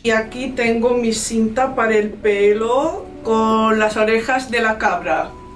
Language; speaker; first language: Spanish; non-native, learner; English